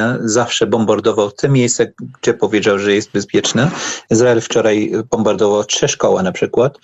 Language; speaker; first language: Polish; non-native, learner; Arabic